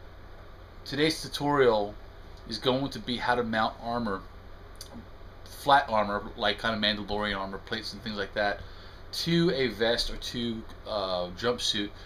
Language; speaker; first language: English; native; English